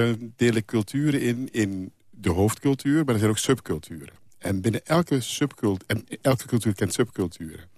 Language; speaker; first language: Dutch; non-native, local second language; Papiamento